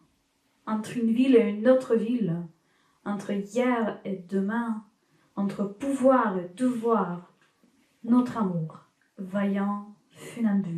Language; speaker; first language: French; non-native, fluent; Ukrainian